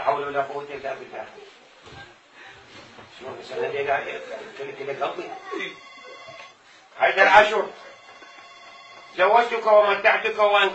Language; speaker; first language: Arabic; native; Arabic